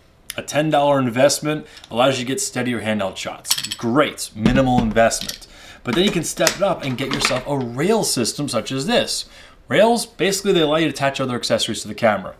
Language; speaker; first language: English; native; English